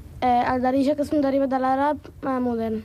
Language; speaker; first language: Catalan; non-native, learner; Arabic